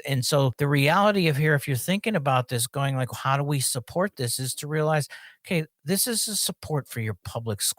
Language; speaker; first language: English; native; English